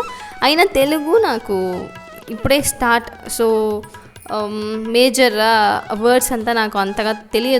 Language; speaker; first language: Telugu; non-native, learner; Tamil